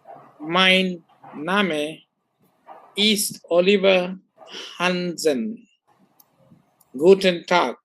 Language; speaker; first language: German; non-native, learner; Bangla